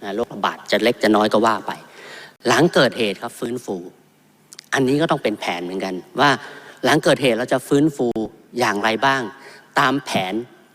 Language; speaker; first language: Thai; native; Thai